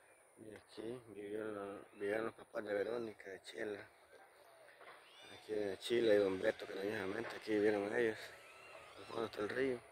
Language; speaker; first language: Spanish; native; Spanish